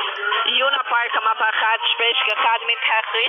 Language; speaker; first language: German; non-native, learner; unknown